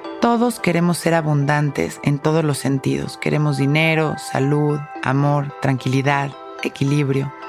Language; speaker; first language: Spanish; native; Spanish